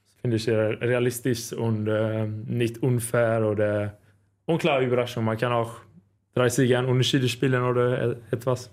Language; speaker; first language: German; non-native, learner; Swedish